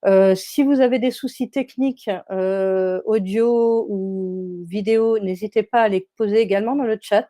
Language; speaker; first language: French; native; French